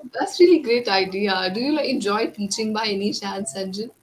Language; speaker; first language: English; non-native, local second language; Hindi